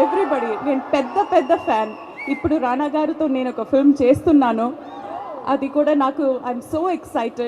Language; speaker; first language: Telugu; non-native, fluent; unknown